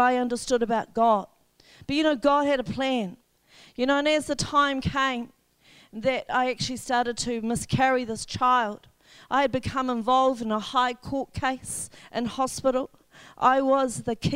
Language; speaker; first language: English; native; English